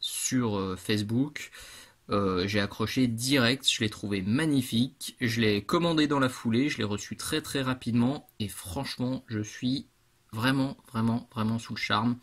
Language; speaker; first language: French; native; French